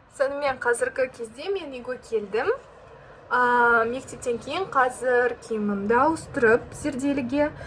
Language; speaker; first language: Kazakh; non-native, local second language; Russian